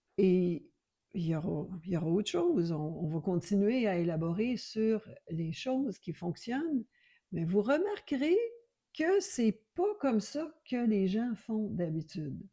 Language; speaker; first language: French; native; French